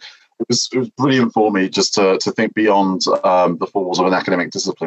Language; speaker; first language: English; native; English